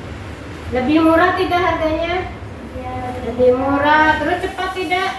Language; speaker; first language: Indonesian; native; Indonesian